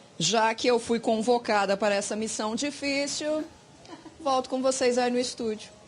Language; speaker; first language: Portuguese; native; Portuguese